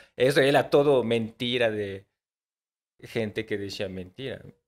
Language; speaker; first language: Spanish; non-native, fluent; Japanese